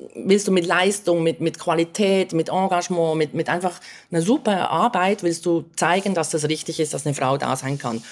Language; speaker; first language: German; native; German